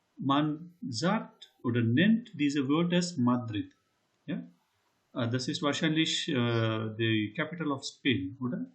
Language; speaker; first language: German; non-native, learner; Hindi